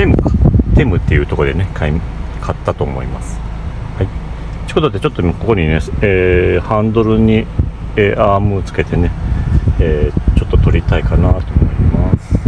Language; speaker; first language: Japanese; native; Japanese